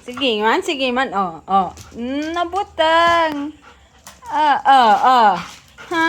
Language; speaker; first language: Filipino; native; Filipino